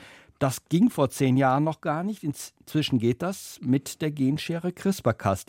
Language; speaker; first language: German; native; German